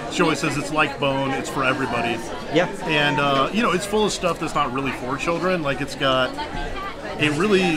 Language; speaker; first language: English; native; English